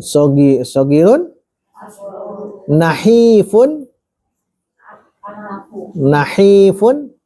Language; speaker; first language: Arabic; non-native, local second language; Indonesian